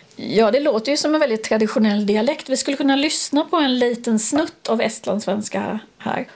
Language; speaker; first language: Swedish; native; Swedish